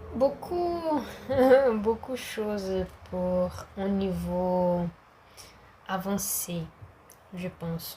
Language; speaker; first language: French; non-native, learner; Portuguese